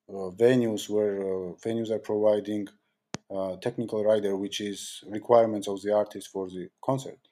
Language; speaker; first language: English; non-native, fluent; Georgian